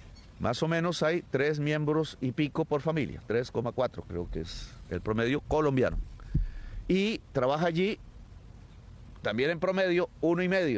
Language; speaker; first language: Spanish; native; Spanish